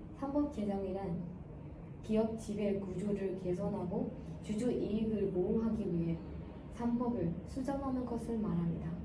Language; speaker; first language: Korean; non-native, learner; Burmese